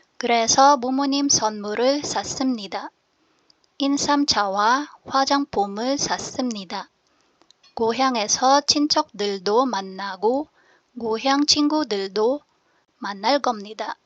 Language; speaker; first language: Korean; non-native, fluent; Filipino